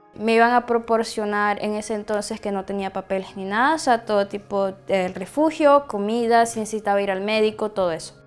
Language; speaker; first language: Spanish; native; Spanish